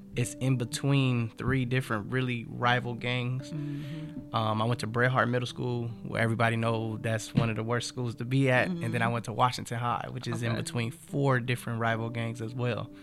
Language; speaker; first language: English; native; English